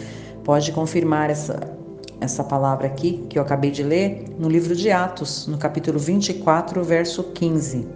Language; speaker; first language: Portuguese; native; Portuguese